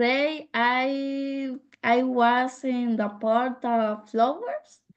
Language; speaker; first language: English; non-native, learner; Spanish